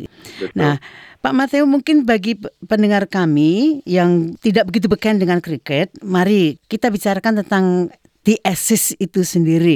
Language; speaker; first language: Indonesian; native; Indonesian